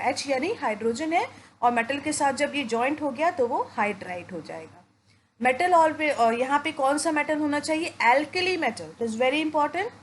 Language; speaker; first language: Hindi; native; Hindi